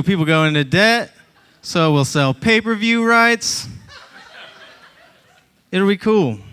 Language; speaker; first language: English; native; English